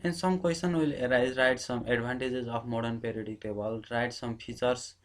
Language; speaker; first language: English; non-native, local second language; Nepali